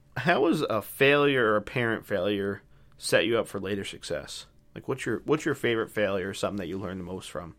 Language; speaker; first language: English; native; English